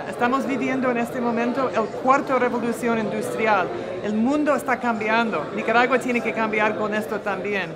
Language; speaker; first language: Spanish; non-native, fluent; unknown